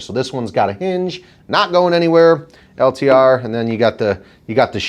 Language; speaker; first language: English; native; English